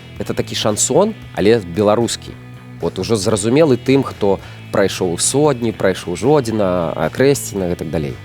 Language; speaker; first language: Belarusian; non-native, local second language; Russian